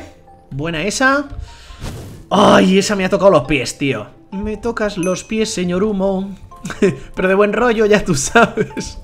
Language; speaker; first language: Spanish; native; Spanish